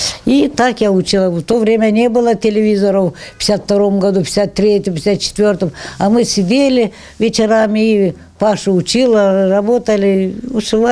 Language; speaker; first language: Russian; non-native, local second language; Gagauz